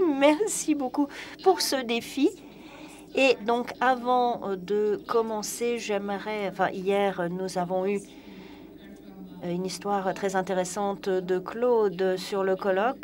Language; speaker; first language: French; non-native, fluent; Polish